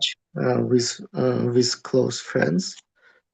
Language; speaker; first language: English; non-native, learner; Russian